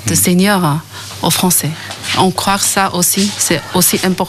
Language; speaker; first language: French; non-native, learner; Chinese